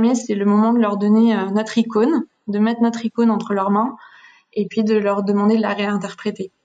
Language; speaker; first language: French; native; French